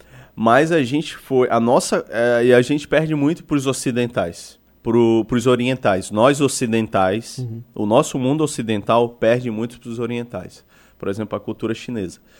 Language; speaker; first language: Portuguese; native; Portuguese